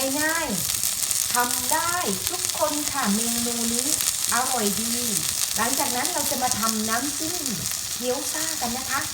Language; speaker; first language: Thai; native; Thai